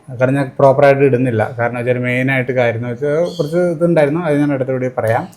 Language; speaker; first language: Malayalam; native; Malayalam